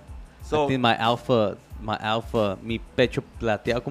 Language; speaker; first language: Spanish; early bilingual, heritage; Spanish